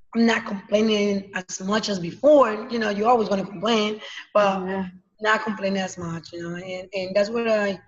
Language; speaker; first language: English; non-native, learner; Spanish